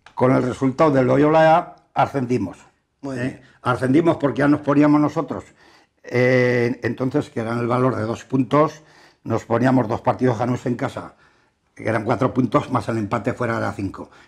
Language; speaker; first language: Spanish; native; Spanish